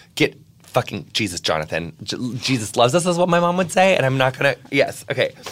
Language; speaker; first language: English; native; English